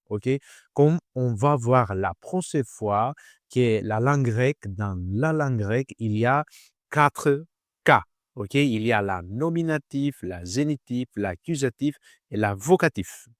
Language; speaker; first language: French; non-native, learner; Greek